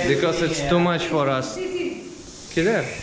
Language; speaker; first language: English; non-native, learner; Russian